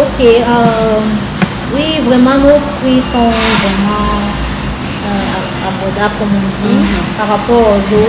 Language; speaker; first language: French; non-native, local second language; English